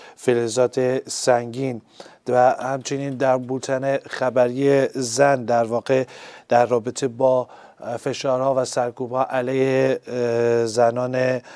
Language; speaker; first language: Persian; non-native, local second language; Central Kurdish